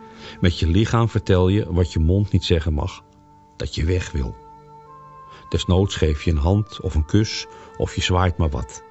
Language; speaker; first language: Dutch; native; Dutch